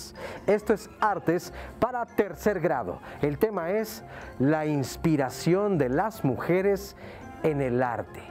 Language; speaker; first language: Spanish; native; Spanish